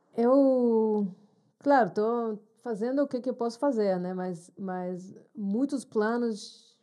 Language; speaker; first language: Portuguese; non-native, fluent; Hebrew